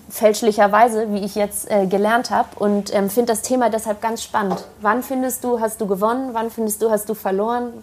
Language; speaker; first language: German; native; German